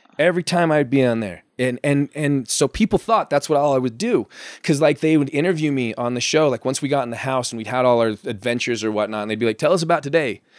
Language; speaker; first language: English; native; English